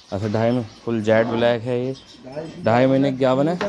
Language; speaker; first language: Hindi; native; Hindi